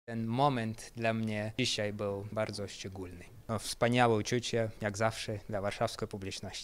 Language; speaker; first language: Polish; non-native, fluent; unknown